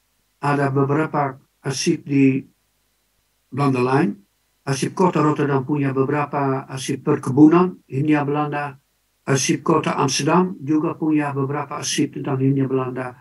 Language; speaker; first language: Indonesian; non-native, fluent; Dutch